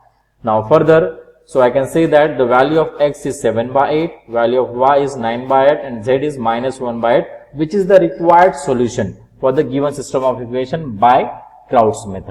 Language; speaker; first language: English; non-native, local second language; Hindi